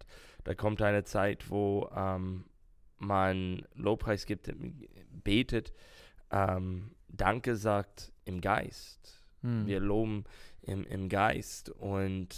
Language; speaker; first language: German; non-native, learner; English